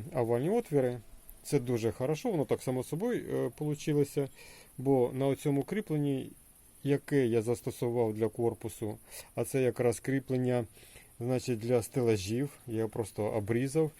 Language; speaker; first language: Ukrainian; non-native, local second language; Russian